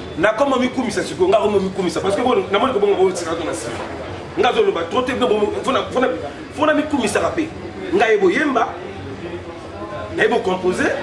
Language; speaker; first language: Lingala; native; Lingala